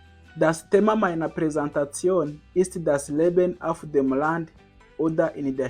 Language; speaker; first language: German; non-native, learner; Kinyarwanda